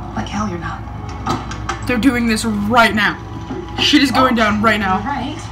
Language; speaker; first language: English; native; English